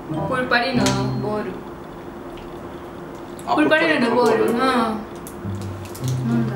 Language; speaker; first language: Japanese; non-native, learner; Spanish